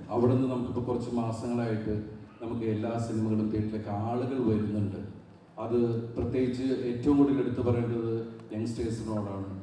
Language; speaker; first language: Malayalam; native; Malayalam